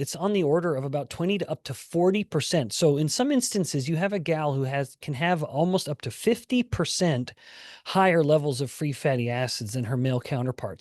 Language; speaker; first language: English; native; English